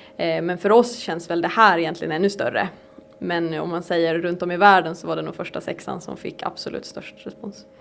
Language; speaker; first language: Swedish; native; Swedish